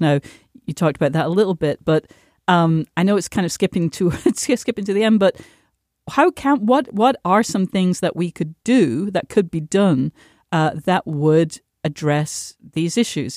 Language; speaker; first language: English; native; English